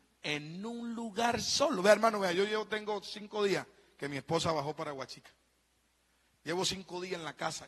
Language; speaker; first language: Spanish; native; Spanish